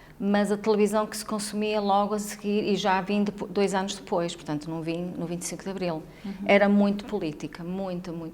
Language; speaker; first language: Portuguese; early bilingual, heritage; Portuguese